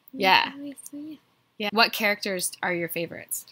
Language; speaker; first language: English; native; English